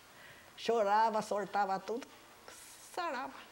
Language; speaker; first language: Portuguese; early bilingual, other home language; Japanese